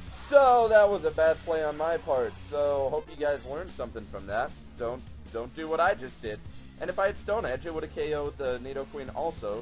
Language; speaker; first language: English; native; English